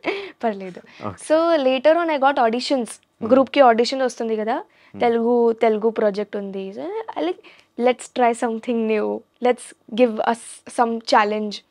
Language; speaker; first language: Telugu; non-native, learner; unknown